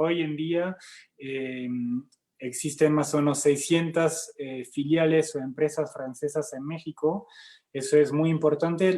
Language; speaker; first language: Spanish; non-native, fluent; French